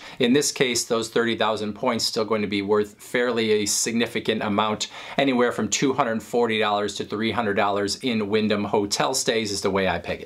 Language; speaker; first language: English; native; English